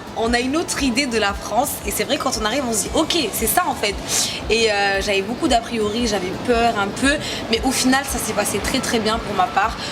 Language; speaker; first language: French; non-native, local second language; Ngazidja Comorian